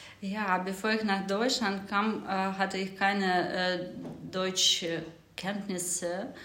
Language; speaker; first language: German; non-native, learner; Ukrainian